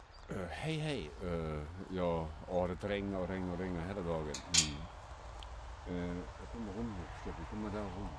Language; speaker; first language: Swedish; non-native, fluent; German